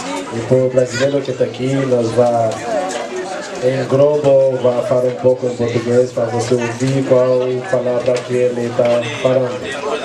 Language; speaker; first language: Portuguese; non-native, learner; Haitian Creole